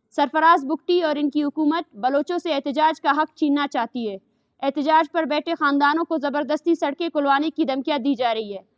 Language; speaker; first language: Urdu; non-native, local second language; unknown